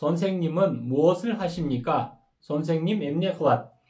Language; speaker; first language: Korean; non-native, fluent; Kyrgyz